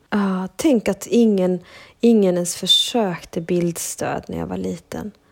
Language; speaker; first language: Swedish; early bilingual, other home language; Spanish